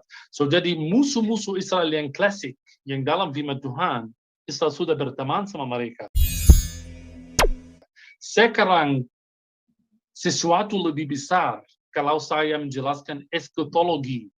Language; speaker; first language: Indonesian; non-native, fluent; Hebrew